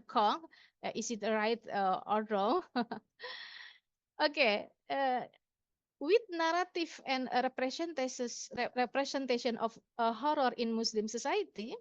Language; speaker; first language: English; non-native, local second language; Indonesian